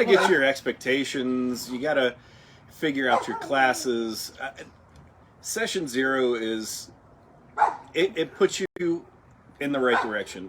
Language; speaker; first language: English; native; English